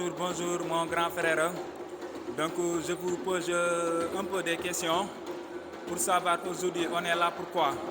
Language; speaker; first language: French; non-native, local second language; Wolof